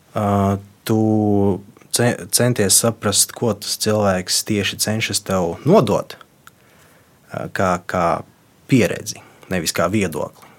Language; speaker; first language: Latvian; non-native, local second language; Russian